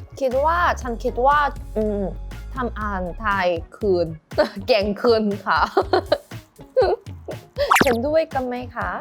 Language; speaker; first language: Thai; non-native, learner; Korean